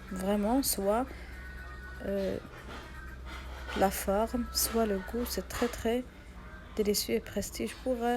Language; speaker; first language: French; non-native, local second language; Arabic